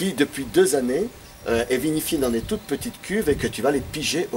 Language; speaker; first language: French; native; French